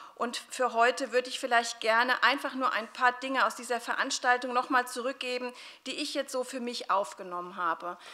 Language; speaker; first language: German; native; German